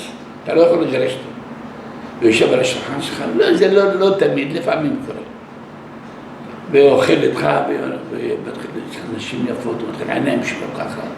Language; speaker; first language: Hebrew; non-native, local second language; Arabic